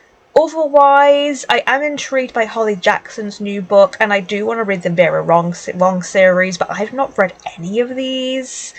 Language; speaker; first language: English; native; English